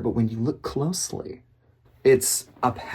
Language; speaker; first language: English; native; English